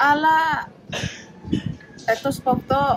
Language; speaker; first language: Greek; non-native, fluent; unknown